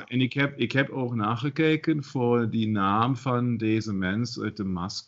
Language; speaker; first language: Dutch; non-native, learner; German